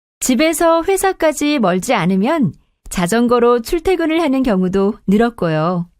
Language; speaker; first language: Korean; native; Korean